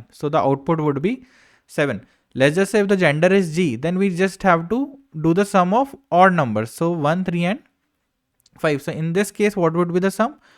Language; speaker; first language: English; non-native, local second language; Hindi